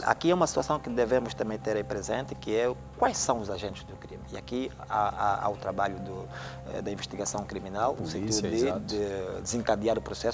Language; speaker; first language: Portuguese; native; Portuguese